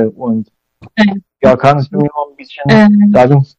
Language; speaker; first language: German; non-native, learner; Persian